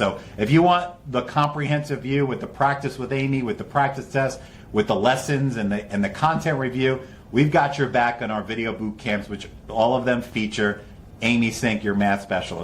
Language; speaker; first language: English; native; English